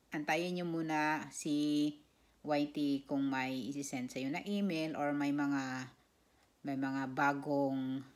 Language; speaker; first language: Filipino; non-native, local second language; Cebuano